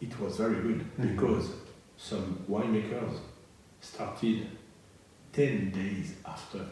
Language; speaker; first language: English; non-native, learner; French